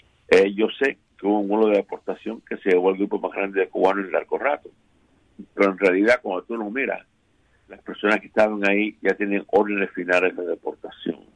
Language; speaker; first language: Spanish; native; Spanish